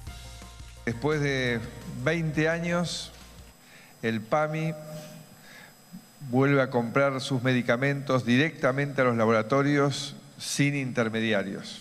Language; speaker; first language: Spanish; native; Spanish